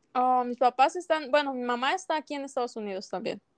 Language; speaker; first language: Spanish; native; Spanish